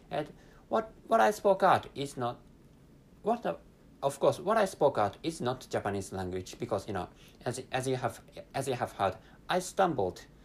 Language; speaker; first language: English; non-native, fluent; Japanese